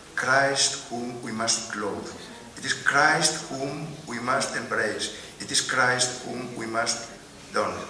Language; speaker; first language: English; non-native, fluent; Greek